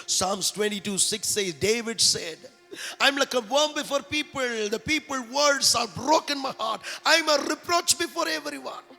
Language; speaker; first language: English; non-native, local second language; Tamil